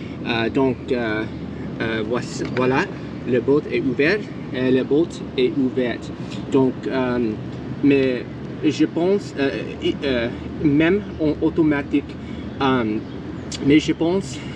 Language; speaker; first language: French; non-native, learner; English